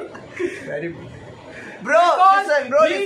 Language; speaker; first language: English; non-native, local second language; Hindi